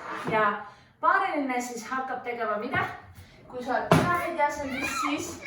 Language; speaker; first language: Estonian; native; Estonian